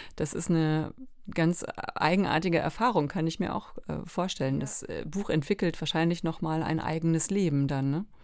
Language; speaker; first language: German; native; German